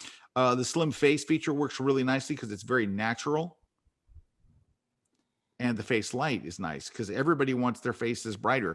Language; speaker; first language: English; native; English